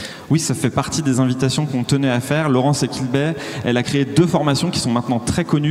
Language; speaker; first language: French; native; French